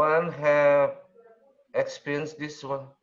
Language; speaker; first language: English; non-native, learner; Indonesian